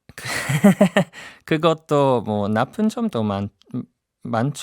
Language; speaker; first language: Korean; non-native, fluent; English